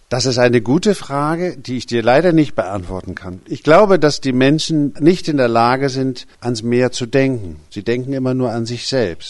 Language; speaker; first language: German; native; German